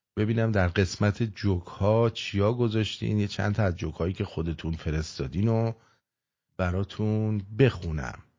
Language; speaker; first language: Persian; native; Persian